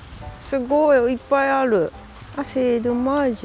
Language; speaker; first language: French; non-native, learner; Japanese